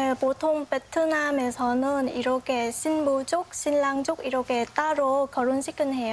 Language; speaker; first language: Korean; non-native, fluent; Vietnamese